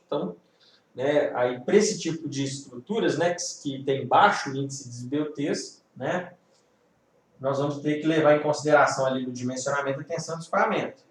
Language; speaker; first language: Portuguese; native; Portuguese